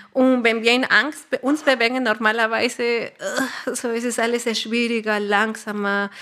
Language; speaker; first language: German; non-native, fluent; Spanish